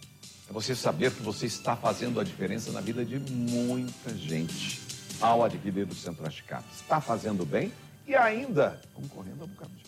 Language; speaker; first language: Portuguese; native; Portuguese